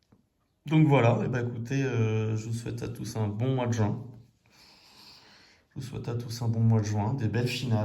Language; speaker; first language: French; native; French